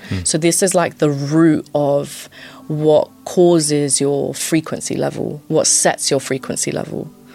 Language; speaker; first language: English; early bilingual, other home language; Albanian